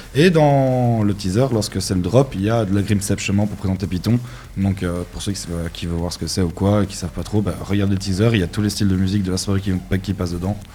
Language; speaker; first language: French; native; French